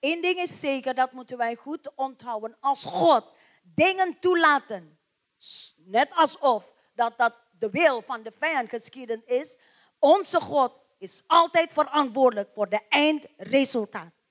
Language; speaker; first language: Dutch; non-native, learner; Indonesian